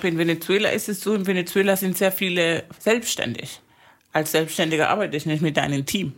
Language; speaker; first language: German; non-native, fluent; Spanish